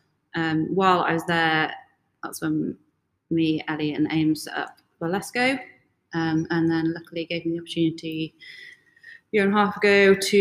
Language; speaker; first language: English; native; English